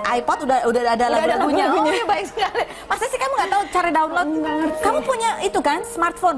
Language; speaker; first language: Indonesian; native; Indonesian